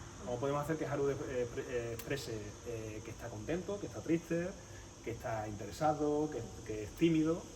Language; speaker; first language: Spanish; native; Spanish